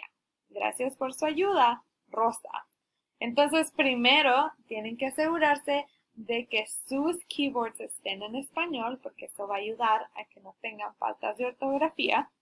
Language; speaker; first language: Spanish; early bilingual, heritage; Spanish